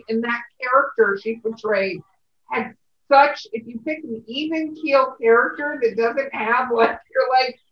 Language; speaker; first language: English; native; English